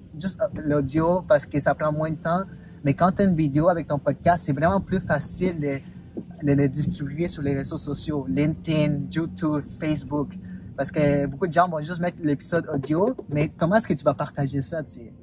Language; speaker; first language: French; non-native, fluent; Spanish